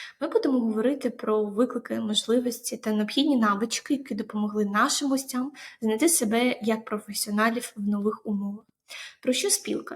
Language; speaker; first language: Ukrainian; native; Ukrainian